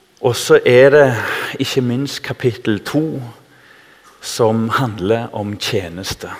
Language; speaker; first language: Norwegian; native; Norwegian